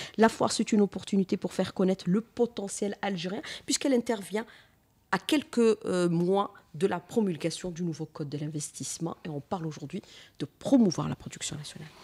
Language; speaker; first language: French; non-native, local second language; Arabic